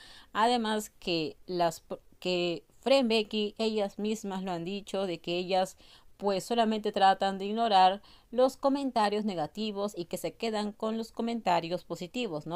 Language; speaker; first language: Spanish; native; Spanish